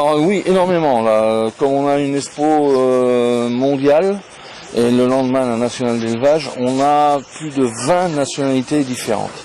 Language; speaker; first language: French; native; French